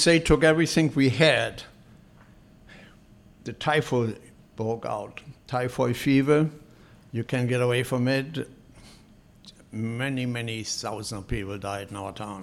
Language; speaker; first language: English; non-native, fluent; Polish